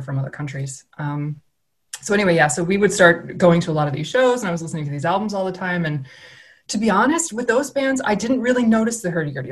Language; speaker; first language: English; native; English